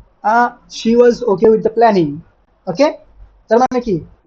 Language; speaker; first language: English; non-native, local second language; Bangla